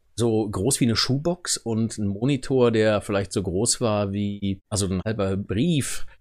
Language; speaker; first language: German; native; German